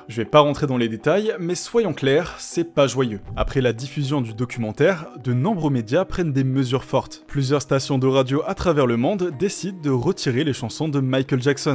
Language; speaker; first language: French; native; French